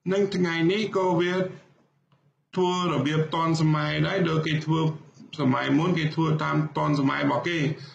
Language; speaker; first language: Khmer; non-native, fluent; English